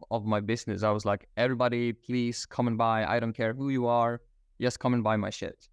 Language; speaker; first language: English; non-native, fluent; Swedish